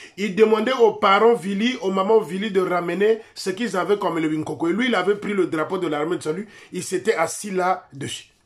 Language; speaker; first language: French; non-native, local second language; Lingala